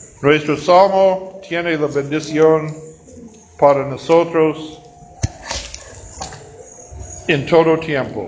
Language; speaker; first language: Spanish; non-native, learner; English